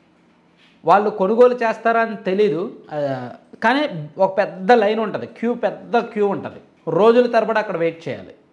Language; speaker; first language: Telugu; native; Telugu